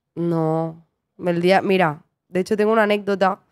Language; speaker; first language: Spanish; native; Spanish